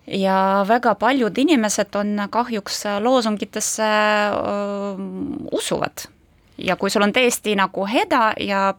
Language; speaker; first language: Estonian; non-native, local second language; Russian